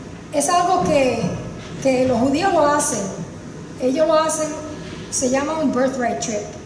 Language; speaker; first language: Spanish; early bilingual, heritage; Spanish